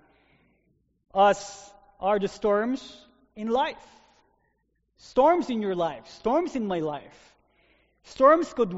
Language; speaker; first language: English; non-native, local second language; Filipino